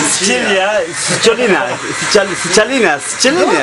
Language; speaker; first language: Italian; non-native, learner; Turkish